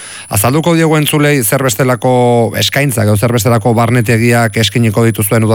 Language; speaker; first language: Basque; native; Basque